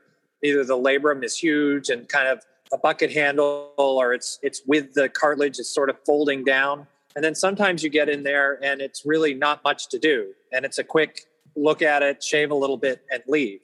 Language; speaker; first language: English; native; English